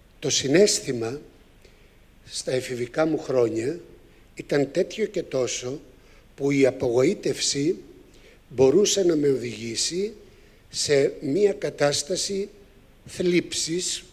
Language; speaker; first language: Greek; native; Greek